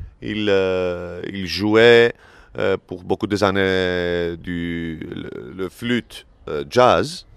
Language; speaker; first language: French; non-native, learner; Greek